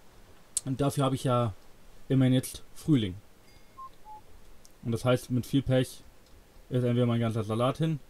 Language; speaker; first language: German; native; German